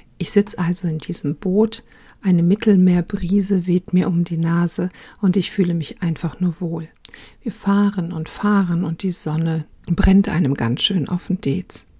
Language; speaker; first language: German; early bilingual, other home language; Croatian